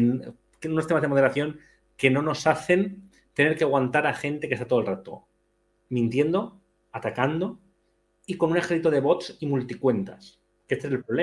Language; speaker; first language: Spanish; native; Spanish